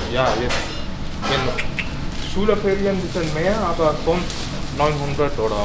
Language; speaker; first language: German; non-native, learner; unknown